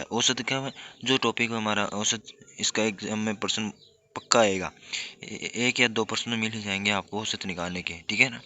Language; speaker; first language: Hindi; native; Hindi